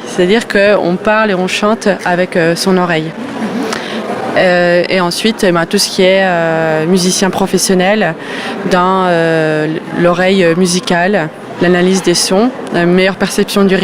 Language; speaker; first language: French; native; French